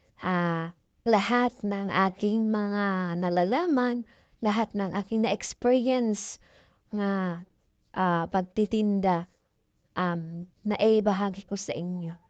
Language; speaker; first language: Filipino; non-native, local second language; Cebuano